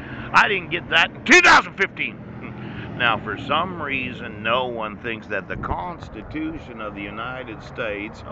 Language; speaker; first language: English; native; English